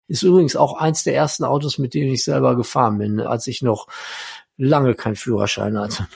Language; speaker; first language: German; native; German